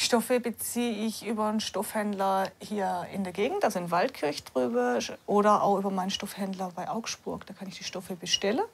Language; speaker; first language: German; native; German